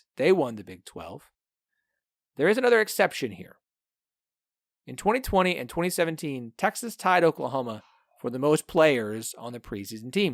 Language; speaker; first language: English; native; English